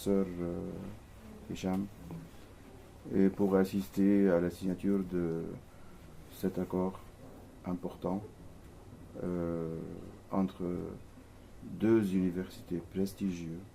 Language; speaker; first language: French; non-native, fluent; Arabic